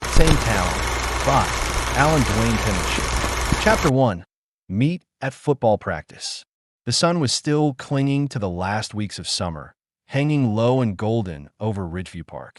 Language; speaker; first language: English; native; English